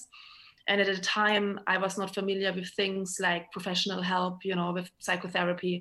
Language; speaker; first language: English; non-native, fluent; German